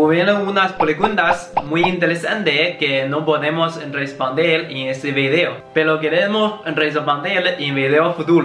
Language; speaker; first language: Spanish; non-native, learner; Chinese